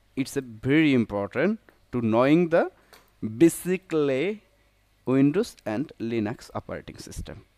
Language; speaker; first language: English; non-native, local second language; Bangla